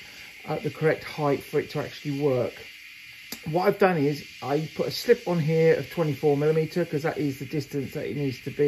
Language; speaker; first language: English; native; English